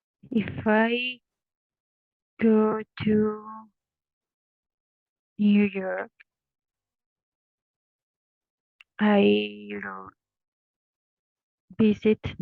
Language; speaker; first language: English; non-native, learner; Spanish